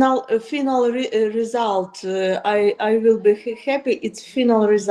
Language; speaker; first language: English; non-native, learner; Ukrainian